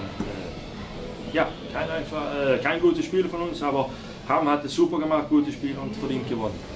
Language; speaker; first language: German; non-native, fluent; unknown